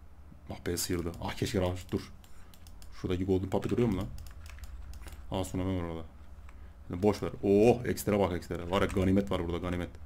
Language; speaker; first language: Turkish; native; Turkish